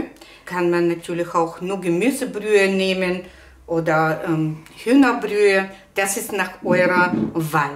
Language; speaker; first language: German; non-native, fluent; Russian